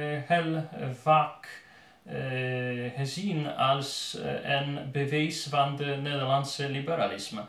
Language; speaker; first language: Dutch; non-native, learner; Polish